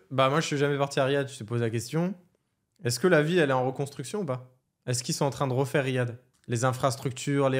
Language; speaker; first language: French; native; French